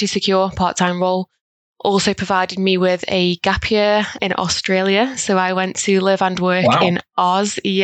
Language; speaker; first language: English; native; English